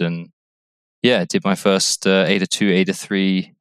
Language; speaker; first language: English; native; English